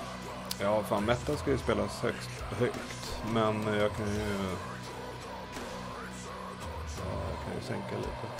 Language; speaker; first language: Swedish; native; Swedish